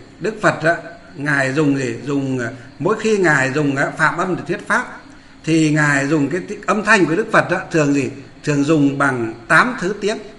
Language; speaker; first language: Vietnamese; non-native, local second language; Muong